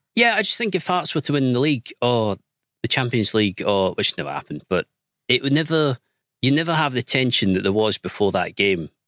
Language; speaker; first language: English; native; English